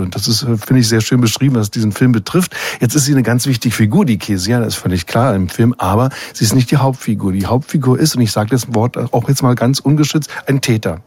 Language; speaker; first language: German; native; German